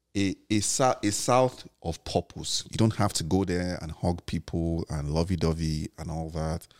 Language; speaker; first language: English; non-native, local second language; Igbo